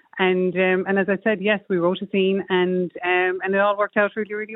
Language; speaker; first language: English; native; English